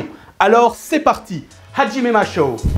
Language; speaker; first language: French; native; French